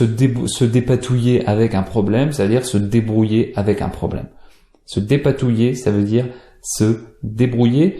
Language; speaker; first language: French; native; French